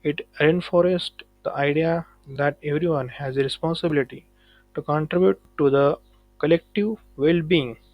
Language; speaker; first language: English; non-native, local second language; Marathi